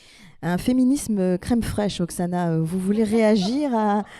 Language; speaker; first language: French; native; French